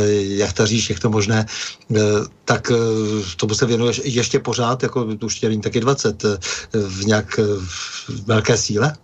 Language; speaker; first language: Czech; native; Czech